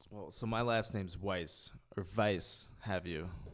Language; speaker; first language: English; early bilingual, other home language; French